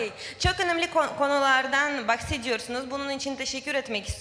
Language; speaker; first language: Turkish; non-native, fluent; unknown